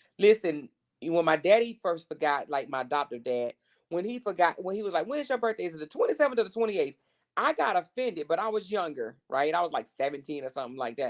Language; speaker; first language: English; native; English